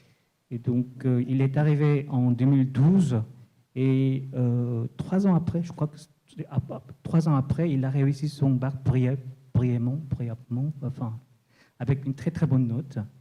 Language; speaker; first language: French; non-native, fluent; Korean